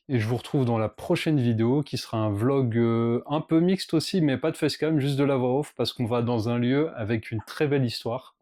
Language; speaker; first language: French; native; French